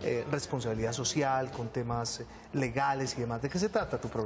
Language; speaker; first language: Spanish; native; Spanish